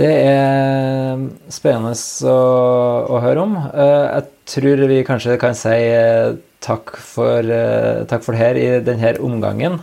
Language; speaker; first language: Norwegian; native; Norwegian